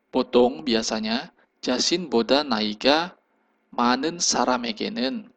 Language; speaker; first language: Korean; non-native, fluent; Indonesian